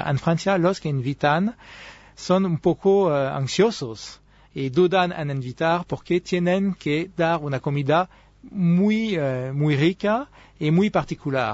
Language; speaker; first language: Spanish; non-native, fluent; French